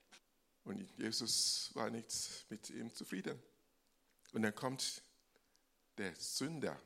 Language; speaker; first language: German; non-native, fluent; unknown